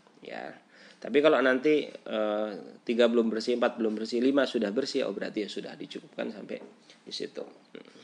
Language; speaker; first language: Indonesian; native; Indonesian